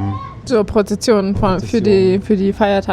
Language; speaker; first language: German; non-native, fluent; Spanish